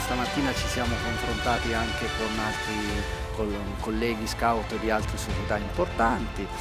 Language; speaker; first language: Italian; native; Italian